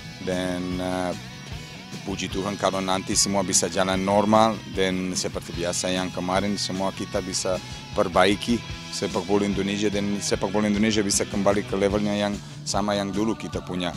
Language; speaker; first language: Indonesian; non-native, fluent; Serbian